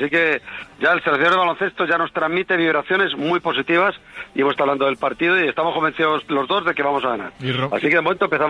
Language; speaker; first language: Spanish; native; Spanish